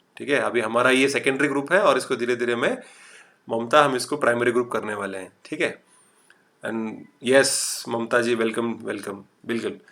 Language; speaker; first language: Hindi; non-native, local second language; Marathi